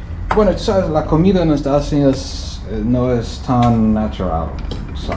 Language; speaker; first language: Spanish; non-native, learner; English